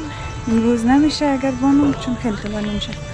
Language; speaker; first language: Persian; native; Persian